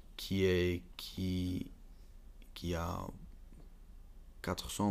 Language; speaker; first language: French; non-native, learner; Dutch